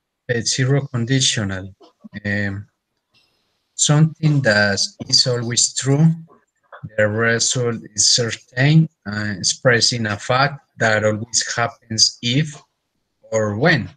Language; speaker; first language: English; non-native, learner; Spanish